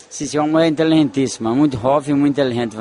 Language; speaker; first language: Spanish; non-native, fluent; Portuguese